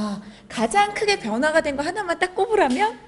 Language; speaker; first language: Korean; native; Korean